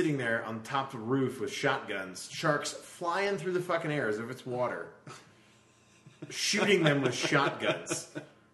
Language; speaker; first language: English; native; English